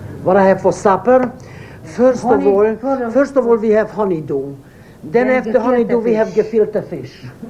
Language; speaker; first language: English; non-native, fluent; Hungarian